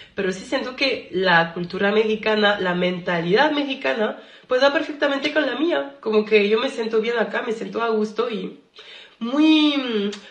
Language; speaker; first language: Spanish; non-native, fluent; French